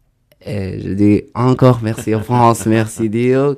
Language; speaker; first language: French; non-native, learner; Arabic